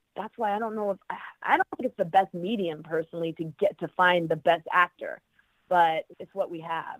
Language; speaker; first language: English; native; English